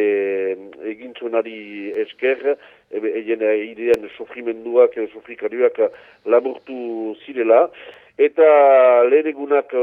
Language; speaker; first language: Basque; native; Basque